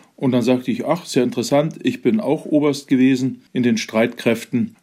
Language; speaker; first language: German; native; German